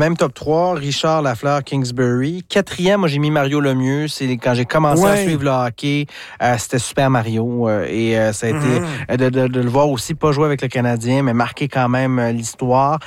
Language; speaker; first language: French; native; French